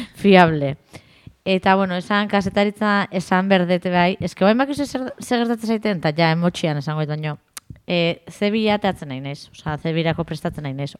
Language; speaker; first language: Basque; native; Basque